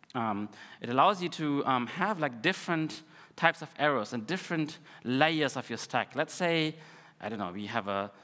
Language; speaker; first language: English; non-native, fluent; Russian